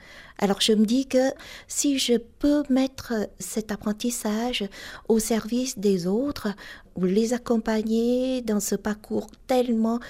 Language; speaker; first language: French; non-native, fluent; Vietnamese